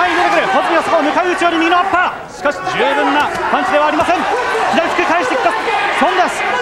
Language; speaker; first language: Japanese; native; Japanese